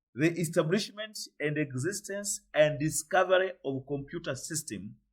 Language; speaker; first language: English; non-native, local second language; Swahili